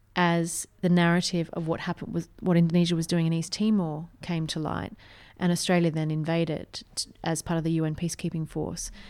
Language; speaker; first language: English; native; English